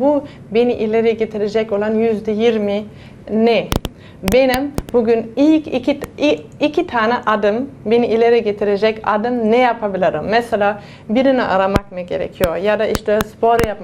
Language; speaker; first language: Turkish; non-native, fluent; German